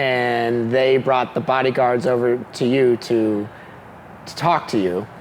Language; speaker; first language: English; native; English